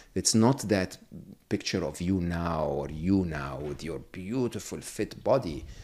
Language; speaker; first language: English; non-native, fluent; Arabic